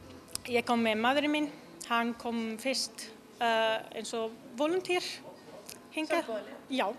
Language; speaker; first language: Icelandic; non-native, learner; Italian